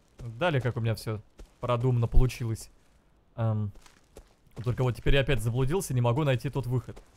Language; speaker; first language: Russian; native; Russian